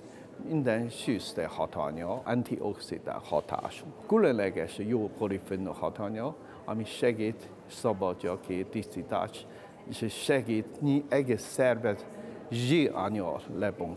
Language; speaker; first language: Hungarian; non-native, learner; Chinese